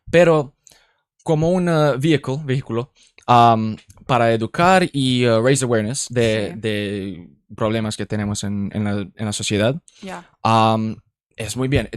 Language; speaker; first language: Spanish; non-native, learner; English